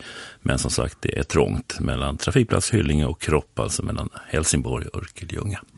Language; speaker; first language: Swedish; native; Swedish